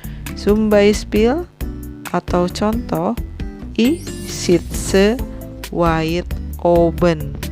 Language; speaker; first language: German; non-native, fluent; Indonesian